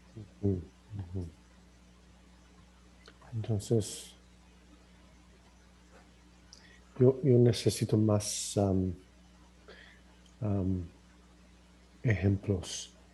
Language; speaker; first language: Spanish; non-native, learner; English